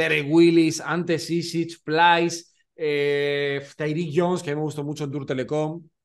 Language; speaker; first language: Spanish; native; Spanish